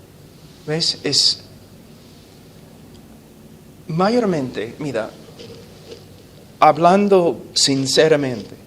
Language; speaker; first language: Spanish; non-native, fluent; English